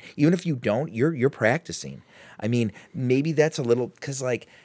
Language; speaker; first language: English; native; English